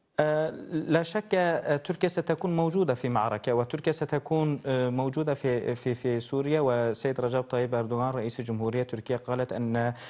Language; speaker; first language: Arabic; non-native, fluent; Turkish